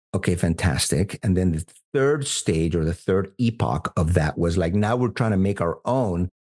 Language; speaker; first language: English; non-native, fluent; Spanish